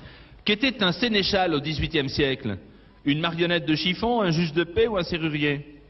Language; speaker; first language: French; native; French